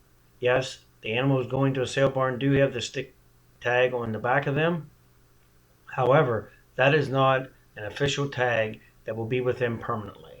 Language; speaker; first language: English; native; English